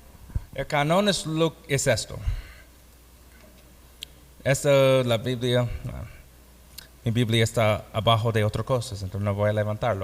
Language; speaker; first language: Spanish; non-native, fluent; English